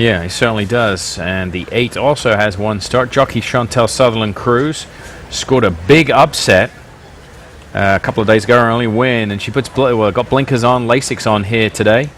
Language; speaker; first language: English; native; English